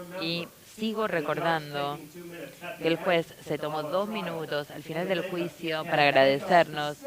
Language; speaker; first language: Spanish; native; Spanish